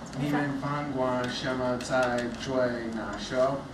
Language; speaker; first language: Chinese; non-native, learner; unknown